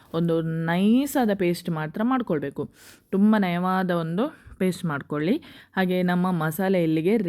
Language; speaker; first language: Kannada; non-native, local second language; Konkani